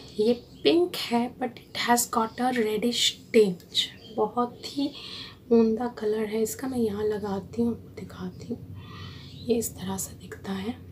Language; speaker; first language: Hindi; non-native, local second language; Bangla